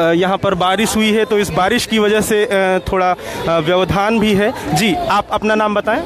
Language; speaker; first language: Hindi; native; Hindi